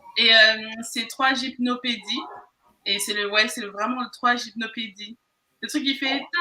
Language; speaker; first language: French; native; French